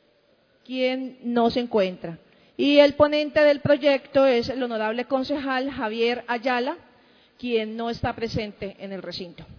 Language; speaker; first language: Spanish; native; Spanish